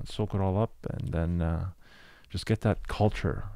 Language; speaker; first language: English; early bilingual, other home language; Arabic